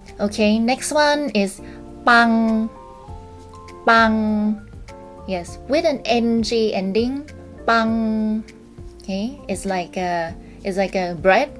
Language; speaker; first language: English; non-native, fluent; Thai